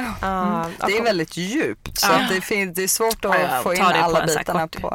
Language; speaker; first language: Swedish; early bilingual, other home language; Persian